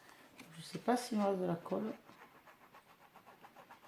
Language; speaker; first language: French; native; French